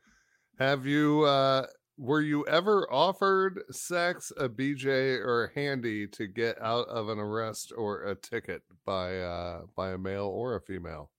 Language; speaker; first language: English; native; English